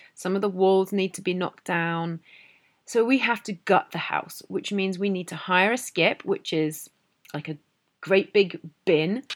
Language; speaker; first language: English; native; English